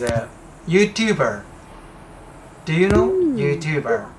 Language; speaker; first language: English; non-native, learner; Japanese